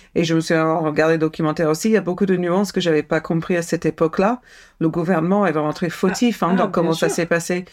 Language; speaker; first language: French; non-native, fluent; English